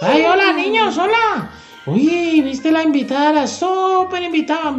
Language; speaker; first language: Spanish; native; Spanish